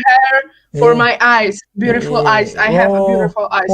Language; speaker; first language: English; non-native, learner; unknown